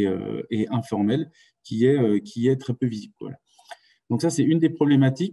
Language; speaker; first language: French; native; French